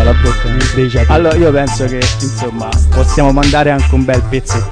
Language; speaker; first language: Italian; native; Italian